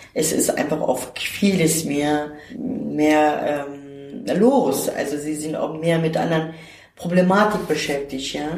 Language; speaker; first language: German; non-native, fluent; Turkish